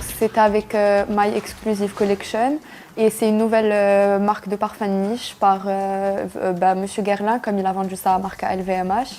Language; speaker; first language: French; non-native, local second language; Arabic